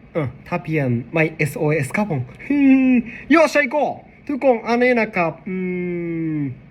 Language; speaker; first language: Thai; non-native, learner; Japanese